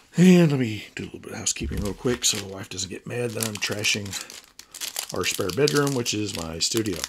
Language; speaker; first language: English; native; English